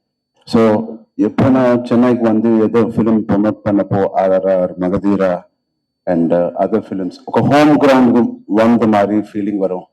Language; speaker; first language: Tamil; non-native, local second language; Telugu